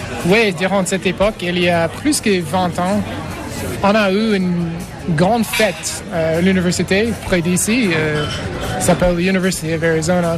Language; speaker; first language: French; non-native, fluent; English